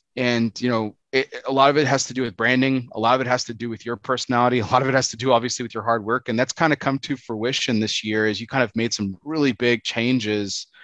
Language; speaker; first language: English; native; English